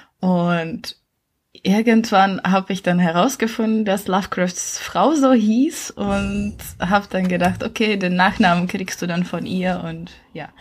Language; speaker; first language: German; non-native, fluent; Czech